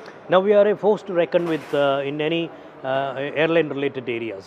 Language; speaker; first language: English; non-native, local second language; Malayalam